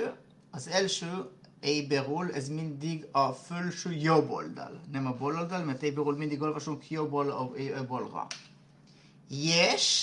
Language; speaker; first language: Hungarian; non-native, fluent; Hebrew